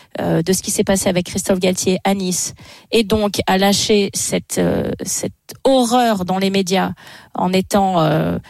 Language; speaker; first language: French; native; French